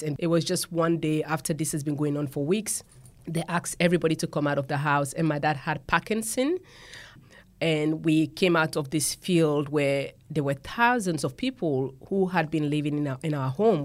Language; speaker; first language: English; non-native, local second language; Krio